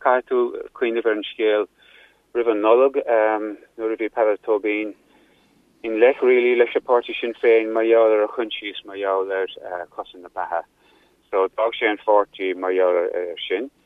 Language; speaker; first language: Irish; non-native, local second language; English